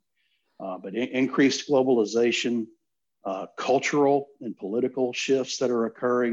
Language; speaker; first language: English; native; English